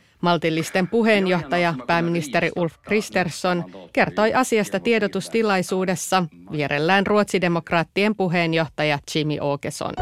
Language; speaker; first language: Finnish; native; Finnish